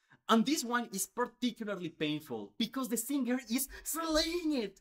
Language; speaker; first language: English; non-native, fluent; Spanish